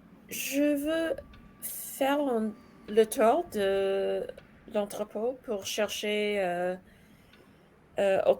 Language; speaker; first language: French; non-native, learner; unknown